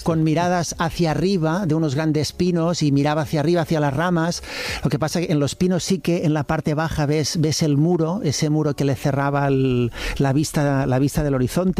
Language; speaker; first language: Spanish; native; Spanish